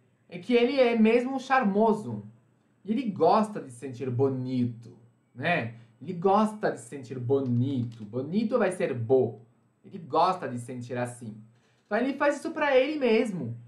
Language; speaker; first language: Portuguese; non-native, fluent; French